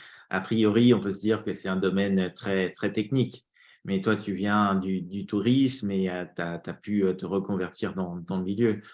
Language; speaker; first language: French; native; French